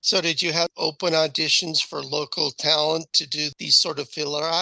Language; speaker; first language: English; native; English